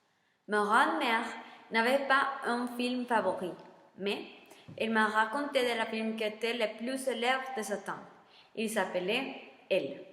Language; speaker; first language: French; non-native, learner; Spanish